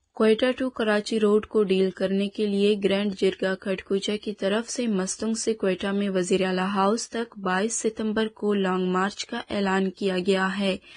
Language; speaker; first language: Urdu; non-native, local second language; Baluchi